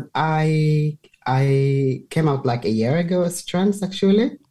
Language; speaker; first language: English; non-native, fluent; Somali